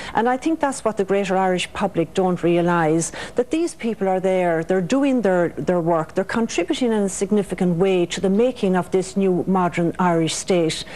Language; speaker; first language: English; native; English